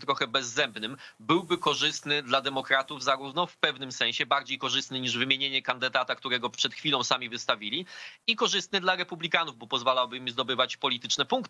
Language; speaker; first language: Polish; native; Polish